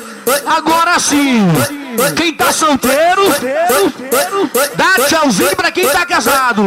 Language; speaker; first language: Portuguese; native; Portuguese